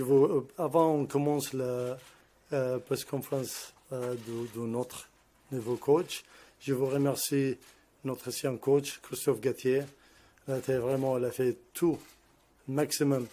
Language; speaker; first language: French; non-native, learner; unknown